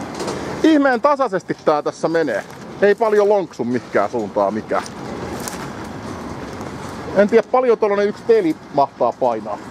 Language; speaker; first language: Finnish; native; Finnish